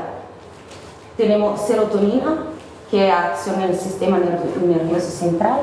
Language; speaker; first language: Spanish; non-native, fluent; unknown